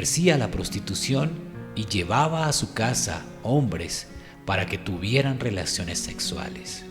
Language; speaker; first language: Spanish; native; Spanish